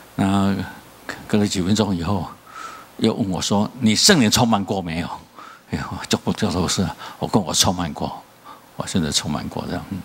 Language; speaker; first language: Chinese; native; Chinese